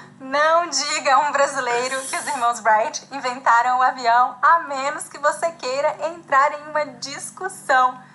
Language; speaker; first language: Portuguese; native; Portuguese